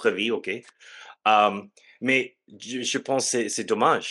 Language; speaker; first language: French; non-native, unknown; English